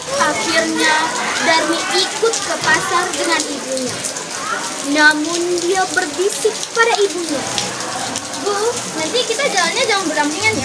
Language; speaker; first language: Indonesian; non-native, local second language; Balinese